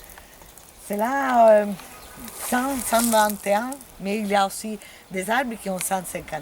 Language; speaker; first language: French; non-native, fluent; Italian